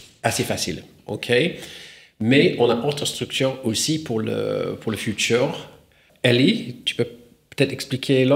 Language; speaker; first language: French; non-native, fluent; English